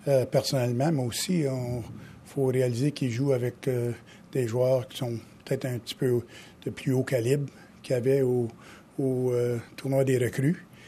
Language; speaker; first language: French; native; French